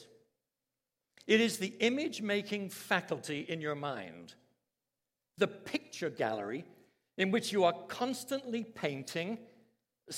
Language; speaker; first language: English; native; English